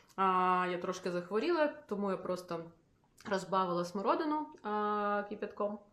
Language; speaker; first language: Ukrainian; non-native, local second language; Russian